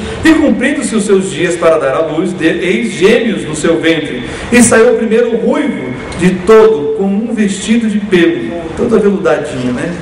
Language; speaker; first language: Portuguese; native; Portuguese